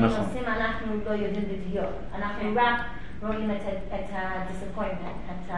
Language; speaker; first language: Hebrew; non-native, learner; English